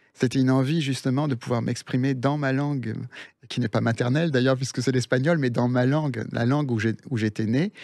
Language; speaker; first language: French; early bilingual, other home language; Spanish